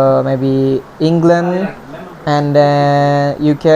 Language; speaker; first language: English; non-native, learner; Indonesian